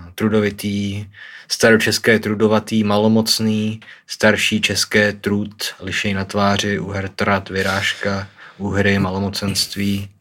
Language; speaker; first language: Czech; native; Czech